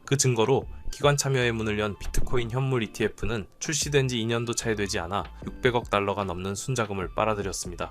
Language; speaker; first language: Korean; native; Korean